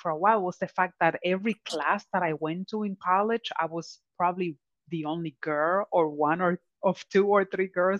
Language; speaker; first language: English; non-native, fluent; Spanish